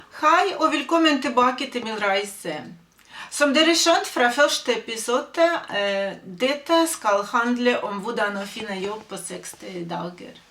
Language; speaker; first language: Norwegian; non-native, fluent; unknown